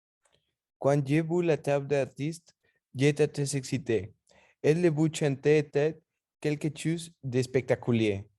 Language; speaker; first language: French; non-native, learner; Spanish